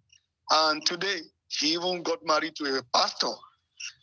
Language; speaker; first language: English; non-native, local second language; Yoruba